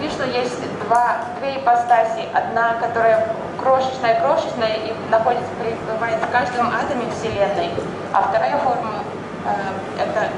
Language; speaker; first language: Russian; native; Russian